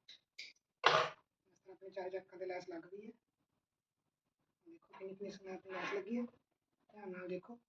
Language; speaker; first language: Hindi; non-native, local second language; Punjabi